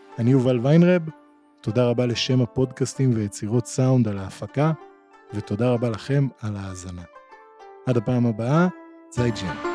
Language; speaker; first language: Hebrew; native; Hebrew